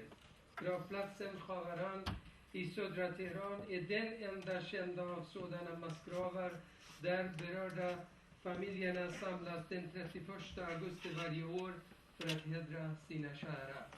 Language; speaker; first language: Swedish; non-native, fluent; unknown